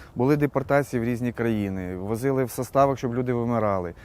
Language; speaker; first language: Ukrainian; native; Ukrainian